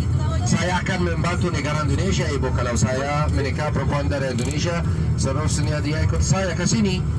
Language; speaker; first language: Indonesian; non-native, learner; Arabic